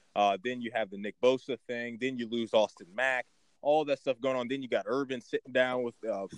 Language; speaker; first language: English; native; English